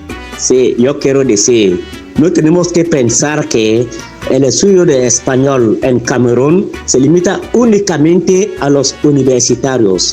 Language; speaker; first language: Spanish; non-native, fluent; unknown